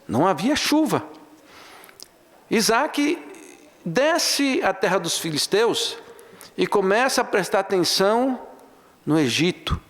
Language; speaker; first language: Portuguese; native; Portuguese